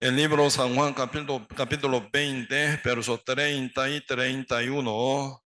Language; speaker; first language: Spanish; non-native, learner; Korean